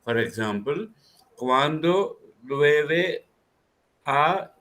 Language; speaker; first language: Spanish; non-native, learner; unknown